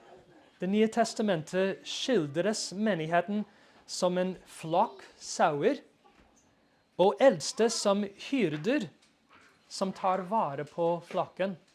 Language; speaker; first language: Norwegian; non-native, fluent; English